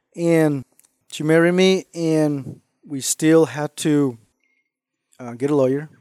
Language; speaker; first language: English; non-native, fluent; Spanish